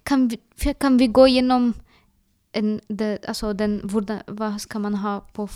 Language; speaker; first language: Norwegian; non-native, learner; Arabic